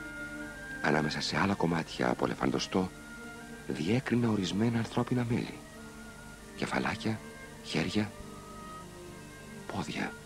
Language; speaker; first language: Greek; native; Greek